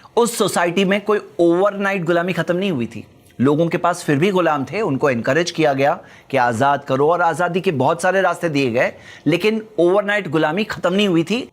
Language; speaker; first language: Urdu; native; Urdu